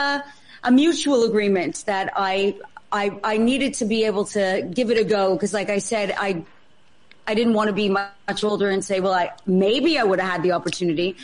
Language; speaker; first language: English; native; English